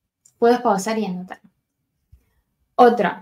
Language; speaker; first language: Spanish; non-native, fluent; Chinese